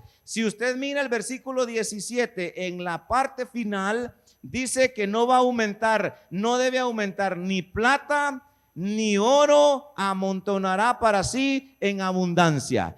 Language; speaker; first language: Spanish; native; Spanish